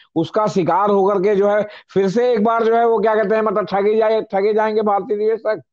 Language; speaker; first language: Hindi; native; Hindi